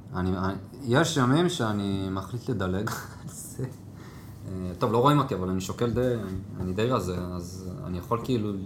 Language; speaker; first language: Hebrew; native; Hebrew